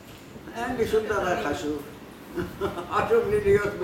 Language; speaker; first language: Hebrew; non-native, fluent; Arabic